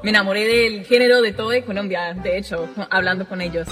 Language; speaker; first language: Spanish; non-native, fluent; English